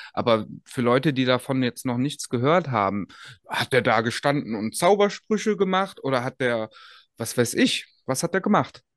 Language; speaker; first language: German; native; German